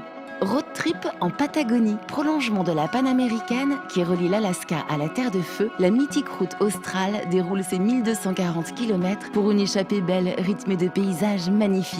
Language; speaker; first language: French; native; French